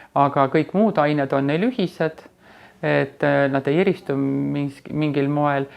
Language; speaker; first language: Estonian; non-native, local second language; Russian